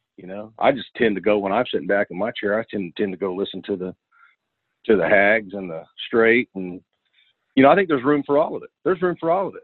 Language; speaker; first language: English; native; English